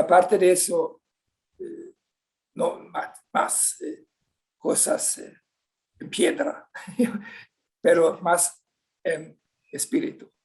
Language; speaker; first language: Spanish; non-native, fluent; Swedish